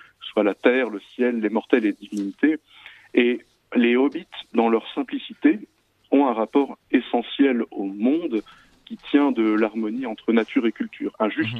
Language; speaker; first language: French; native; French